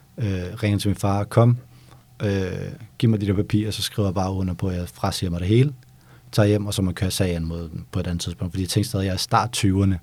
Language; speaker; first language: Danish; early bilingual, other home language; Bosnian